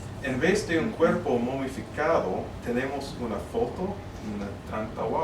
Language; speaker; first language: Spanish; non-native, fluent; English